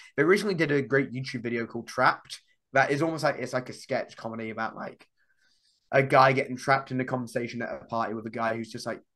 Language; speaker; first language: English; native; English